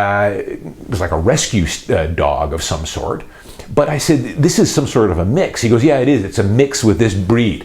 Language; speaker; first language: English; native; English